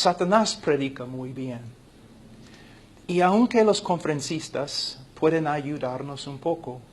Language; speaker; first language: Spanish; non-native, fluent; English